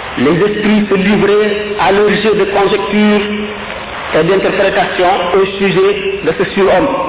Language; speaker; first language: French; non-native, local second language; Wolof